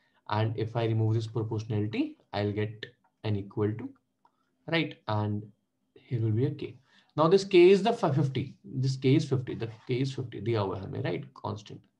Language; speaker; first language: English; non-native, local second language; Hindi